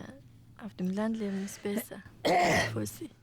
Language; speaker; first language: German; non-native, learner; Mongolian